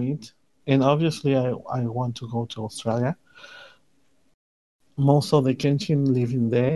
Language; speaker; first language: English; non-native, learner; Spanish